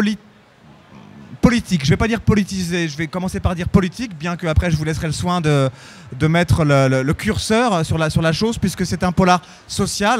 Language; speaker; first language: French; native; French